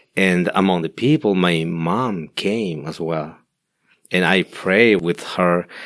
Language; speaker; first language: English; non-native, learner; Spanish